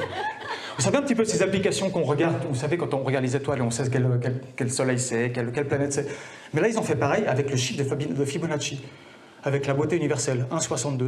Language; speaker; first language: French; native; French